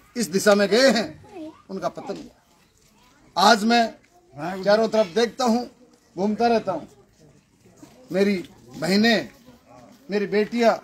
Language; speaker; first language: Hindi; native; Hindi